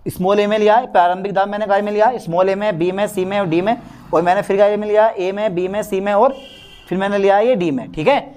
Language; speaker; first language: Hindi; native; Hindi